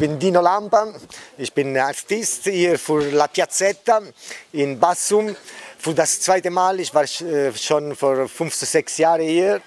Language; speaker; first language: German; non-native, fluent; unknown